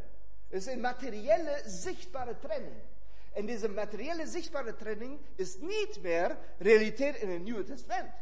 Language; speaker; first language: Dutch; non-native, fluent; German